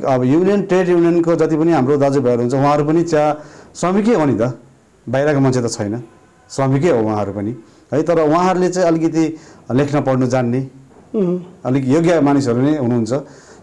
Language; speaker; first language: Nepali; native; Nepali